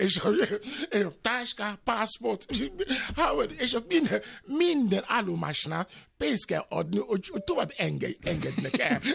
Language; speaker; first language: Hungarian; non-native, learner; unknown